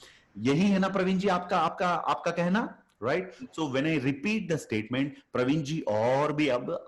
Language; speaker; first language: Hindi; native; Hindi